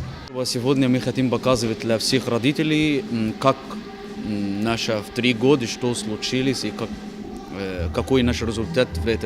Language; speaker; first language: Russian; non-native, learner; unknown